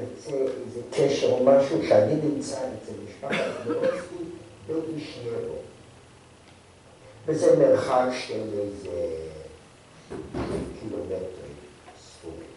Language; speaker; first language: Hebrew; non-native, fluent; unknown